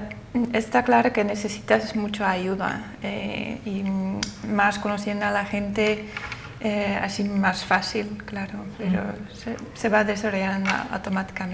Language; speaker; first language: Spanish; non-native, fluent; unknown